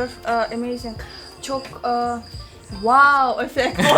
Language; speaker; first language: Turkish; non-native, learner; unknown